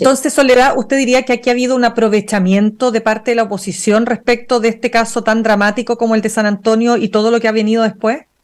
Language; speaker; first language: Spanish; native; Spanish